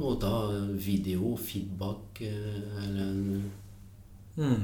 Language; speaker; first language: Norwegian; non-native, fluent; French